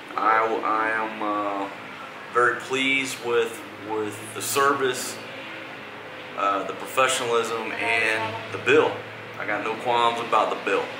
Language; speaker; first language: English; native; English